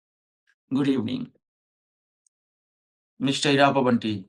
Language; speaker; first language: English; non-native, local second language; Hindi